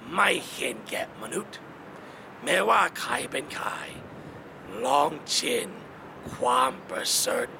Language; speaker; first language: Thai; non-native, fluent; English